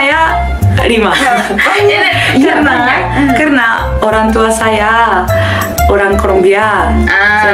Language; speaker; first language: Indonesian; non-native, learner; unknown